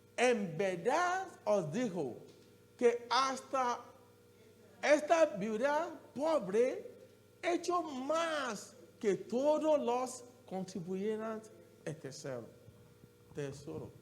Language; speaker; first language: Spanish; non-native, learner; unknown